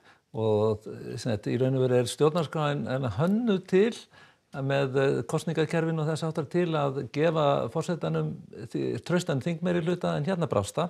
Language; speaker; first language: Icelandic; native; Icelandic